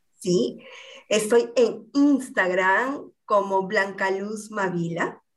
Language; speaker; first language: Spanish; native; Spanish